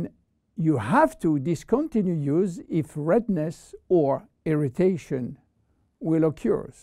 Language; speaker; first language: English; non-native, fluent; French